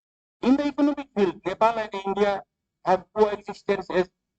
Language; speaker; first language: English; non-native, fluent; Nepali